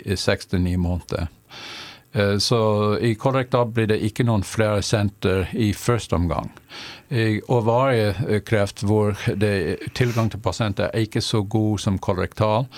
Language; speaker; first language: Norwegian; non-native, fluent; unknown